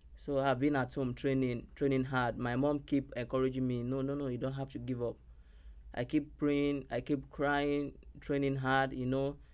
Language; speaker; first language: English; non-native, local second language; Yoruba